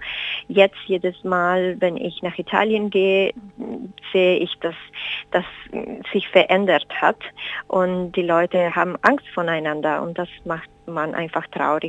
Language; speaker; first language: German; non-native, fluent; Spanish